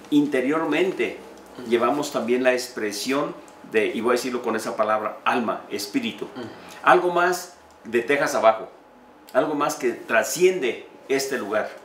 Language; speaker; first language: Spanish; native; Spanish